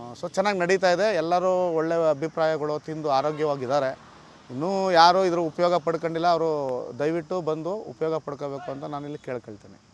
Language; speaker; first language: Kannada; native; Kannada